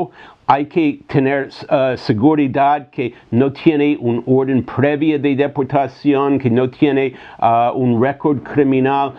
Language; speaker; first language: Spanish; non-native, fluent; English